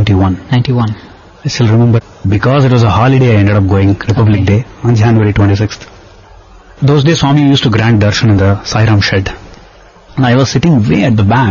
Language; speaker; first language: English; non-native, local second language; Tamil